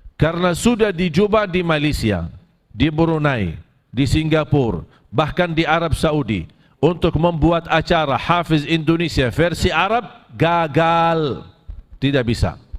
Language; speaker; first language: Malay; non-native, fluent; Arabic